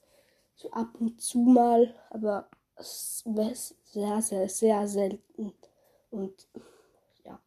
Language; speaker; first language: German; native; German